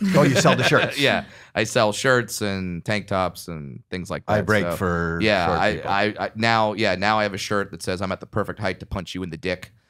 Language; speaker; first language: English; native; English